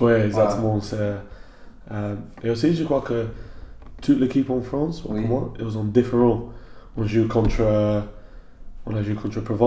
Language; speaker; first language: French; non-native, learner; English